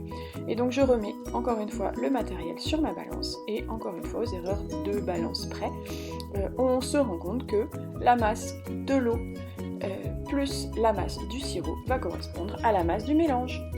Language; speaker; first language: French; native; French